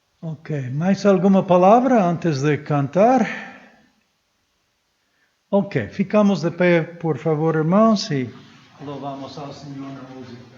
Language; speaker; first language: Portuguese; non-native, fluent; English